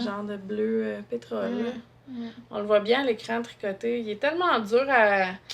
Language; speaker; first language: French; native; French